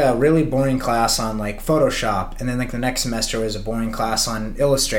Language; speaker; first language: English; native; English